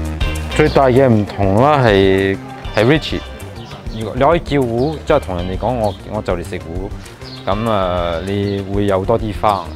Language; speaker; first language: Cantonese; early bilingual, heritage; Cantonese